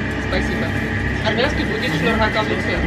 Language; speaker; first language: Russian; non-native, local second language; Armenian